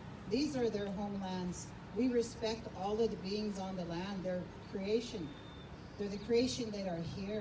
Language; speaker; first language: English; native; English